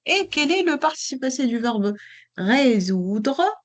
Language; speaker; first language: French; non-native, local second language; Arabic